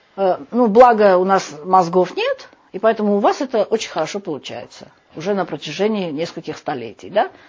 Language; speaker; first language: Russian; non-native, local second language; Armenian